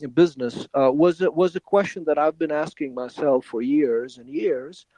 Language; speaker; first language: English; non-native, fluent; Ukrainian